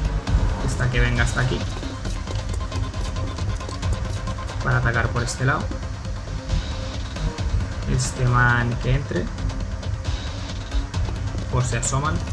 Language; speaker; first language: Spanish; native; Spanish